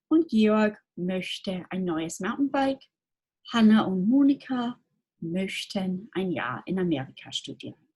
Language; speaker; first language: German; non-native, fluent; English